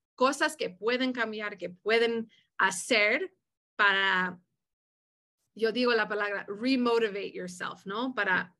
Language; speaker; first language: Spanish; early bilingual, heritage; Spanish